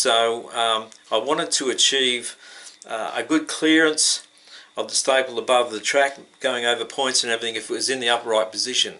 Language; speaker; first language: English; native; English